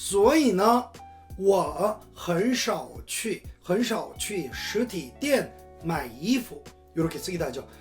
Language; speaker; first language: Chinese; non-native, fluent; Korean